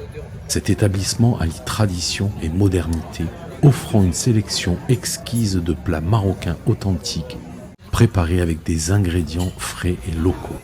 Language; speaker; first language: French; native; French